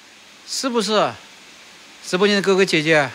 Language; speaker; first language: Chinese; native; Chinese